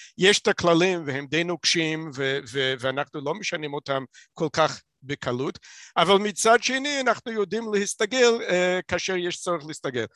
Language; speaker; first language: Hebrew; non-native, fluent; English